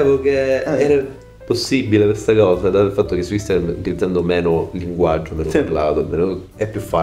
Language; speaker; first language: Italian; native; Italian